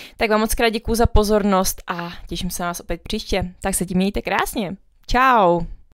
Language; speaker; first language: Czech; early bilingual, other home language; Vietnamese